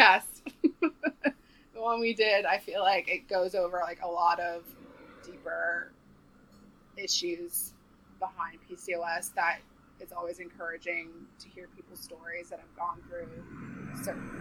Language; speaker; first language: English; native; English